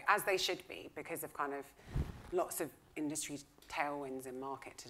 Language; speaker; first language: English; native; English